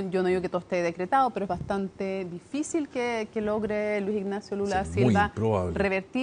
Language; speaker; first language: Spanish; native; Spanish